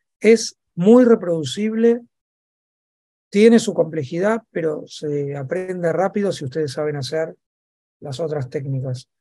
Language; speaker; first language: Spanish; native; Spanish